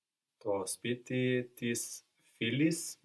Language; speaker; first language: Greek; non-native, learner; English